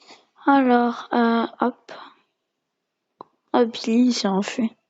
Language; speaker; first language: French; native; French